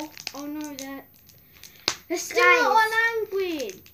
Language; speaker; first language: English; native; English